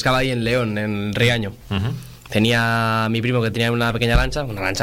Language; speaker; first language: Spanish; native; Spanish